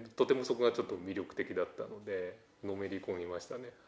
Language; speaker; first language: Japanese; native; Japanese